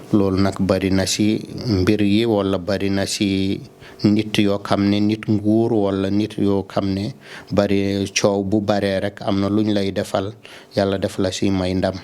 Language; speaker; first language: Wolof; non-native, local second language; Fula